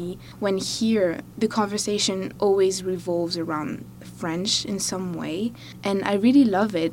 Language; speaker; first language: English; non-native, fluent; French